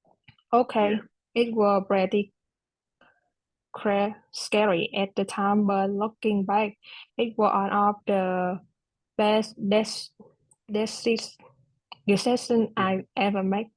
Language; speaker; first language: English; non-native, learner; Vietnamese